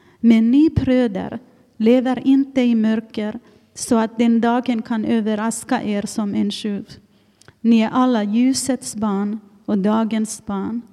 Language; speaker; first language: Swedish; non-native, fluent; Finnish